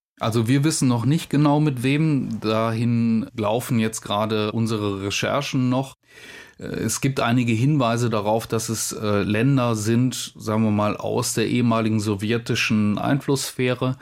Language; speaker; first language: German; native; German